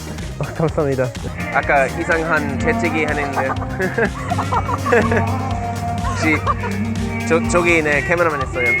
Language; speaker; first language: Korean; non-native, learner; English